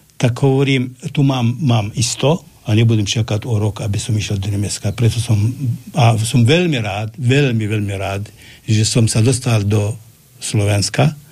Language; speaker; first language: Slovak; non-native, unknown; Arabic